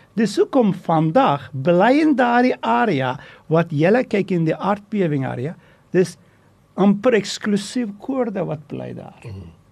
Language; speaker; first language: Afrikaans; non-native, fluent; Turkish